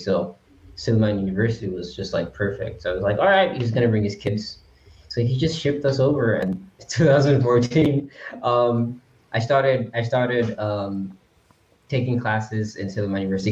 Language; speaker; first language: English; non-native, local second language; Yoruba